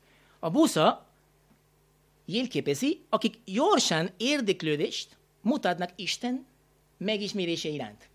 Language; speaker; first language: Hungarian; non-native, learner; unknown